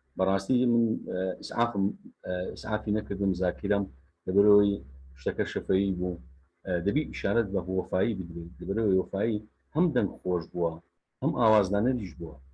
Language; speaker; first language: Central Kurdish; native; Central Kurdish